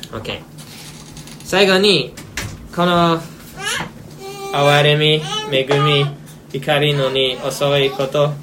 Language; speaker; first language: Japanese; non-native, fluent; English